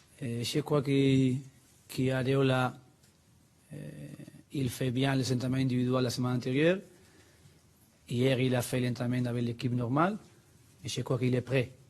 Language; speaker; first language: French; non-native, learner; Spanish